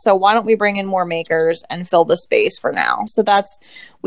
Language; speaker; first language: English; native; English